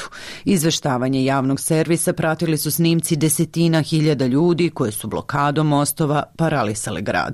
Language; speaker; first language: Serbian; native; Serbian